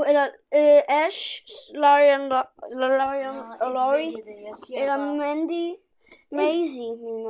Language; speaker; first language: Danish; early bilingual, other home language; Polish